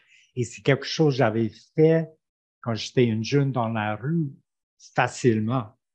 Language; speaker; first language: French; non-native, fluent; English